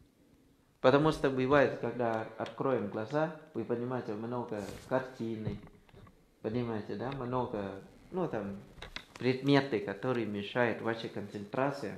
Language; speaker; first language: Russian; non-native, learner; Thai